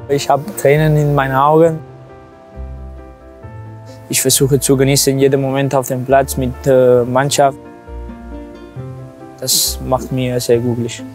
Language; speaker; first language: German; non-native, learner; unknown